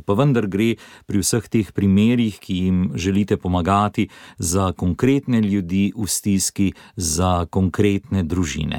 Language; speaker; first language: Slovenian; native; Slovenian